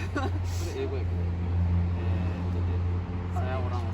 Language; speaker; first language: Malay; non-native, learner; Japanese